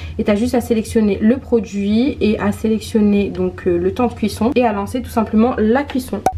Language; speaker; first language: French; early bilingual, other home language; Arabic